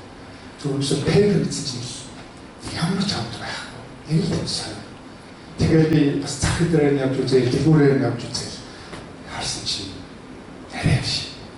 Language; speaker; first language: Mongolian; early bilingual, heritage; Mongolian